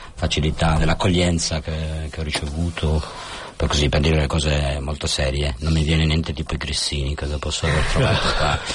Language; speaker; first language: Italian; native; Italian